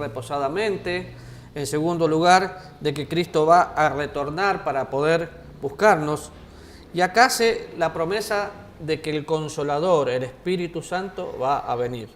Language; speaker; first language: Spanish; native; Spanish